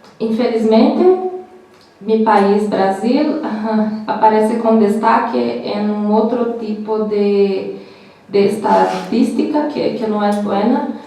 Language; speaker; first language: Spanish; non-native, learner; Portuguese